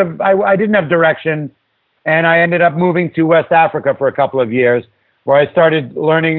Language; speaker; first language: English; native; English